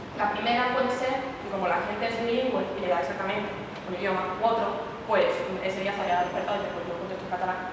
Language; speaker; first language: Spanish; native; Spanish